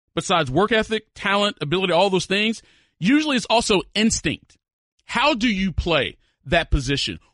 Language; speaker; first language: English; native; English